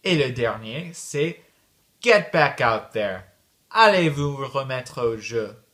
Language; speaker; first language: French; non-native, fluent; English